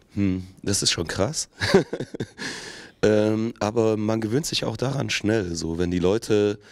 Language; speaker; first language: German; native; German